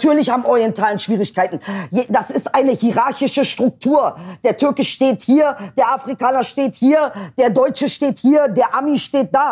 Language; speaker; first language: German; early bilingual, other home language; Turkish